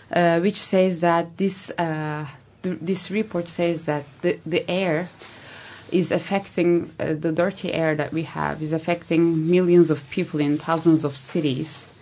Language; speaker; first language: English; non-native, fluent; Turkish